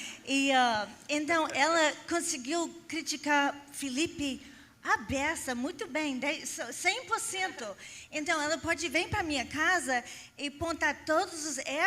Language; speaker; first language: Portuguese; non-native, fluent; English